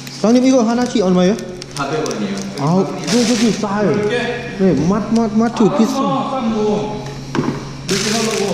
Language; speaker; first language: Korean; non-native, learner; Thai